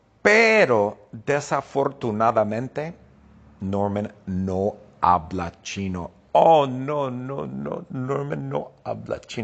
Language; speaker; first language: Spanish; non-native, fluent; English